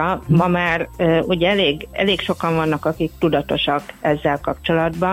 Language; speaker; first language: Hungarian; native; Hungarian